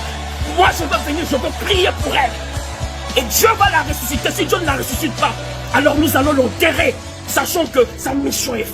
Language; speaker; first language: French; non-native, local second language; Lingala